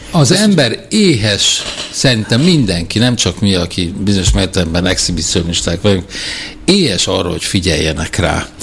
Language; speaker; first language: Hungarian; native; Hungarian